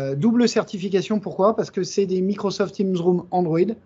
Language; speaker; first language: French; native; French